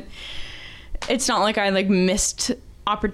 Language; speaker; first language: English; native; English